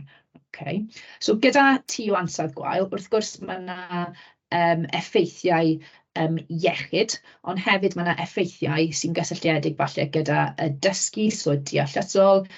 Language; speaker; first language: Welsh; native; Welsh